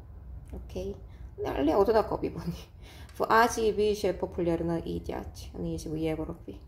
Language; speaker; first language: Ukrainian; non-native, learner; Korean